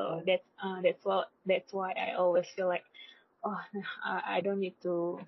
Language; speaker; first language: English; non-native, learner; Indonesian